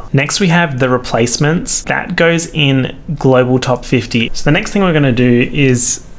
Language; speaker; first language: English; native; English